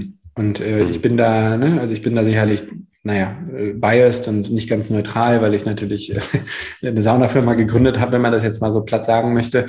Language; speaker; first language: German; native; German